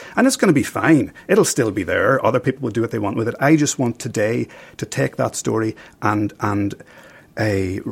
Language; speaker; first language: English; native; English